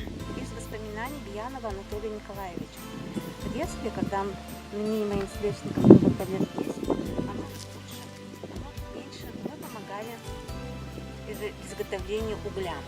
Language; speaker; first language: Russian; native; Russian